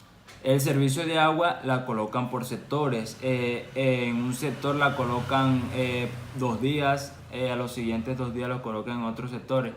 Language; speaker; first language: Spanish; native; Spanish